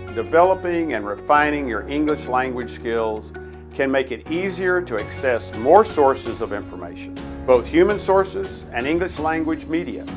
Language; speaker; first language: English; native; English